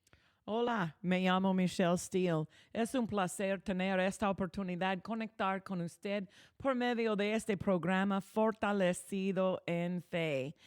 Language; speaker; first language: Spanish; non-native, fluent; English